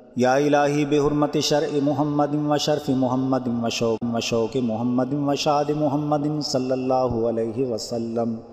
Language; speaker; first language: Arabic; non-native, learner; Urdu